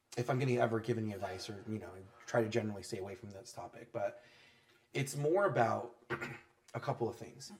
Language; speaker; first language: English; native; English